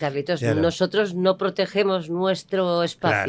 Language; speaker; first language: Spanish; native; Spanish